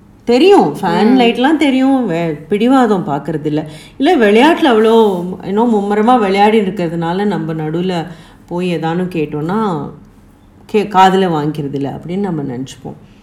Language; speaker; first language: Tamil; native; Tamil